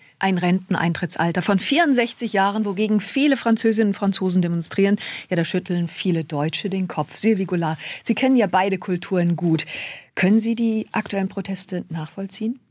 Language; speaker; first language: German; native; German